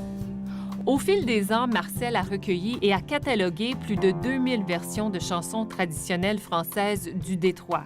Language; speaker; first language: French; native; French